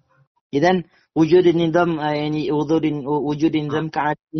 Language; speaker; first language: Arabic; non-native, learner; Indonesian